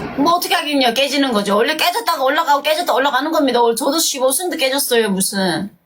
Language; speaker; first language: Korean; native; Korean